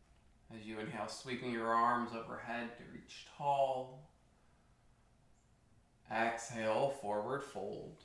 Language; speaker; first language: English; native; English